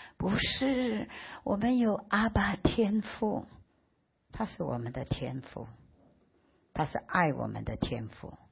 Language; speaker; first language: Chinese; early bilingual, heritage; Chinese